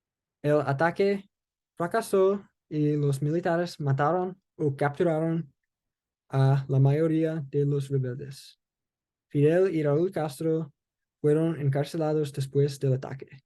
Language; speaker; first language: Spanish; non-native, learner; English